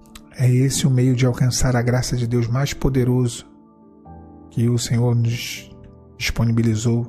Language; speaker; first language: Portuguese; native; Portuguese